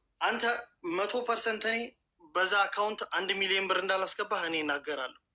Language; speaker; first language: Amharic; native; Amharic